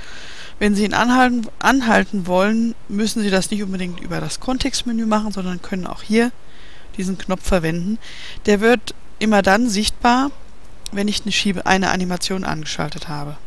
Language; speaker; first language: German; native; German